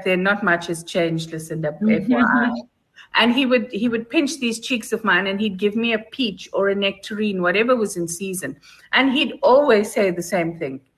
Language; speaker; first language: English; native; English